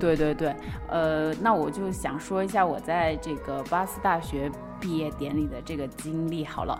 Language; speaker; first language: Chinese; native; Chinese